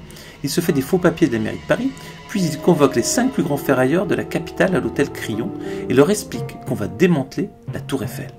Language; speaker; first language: French; native; French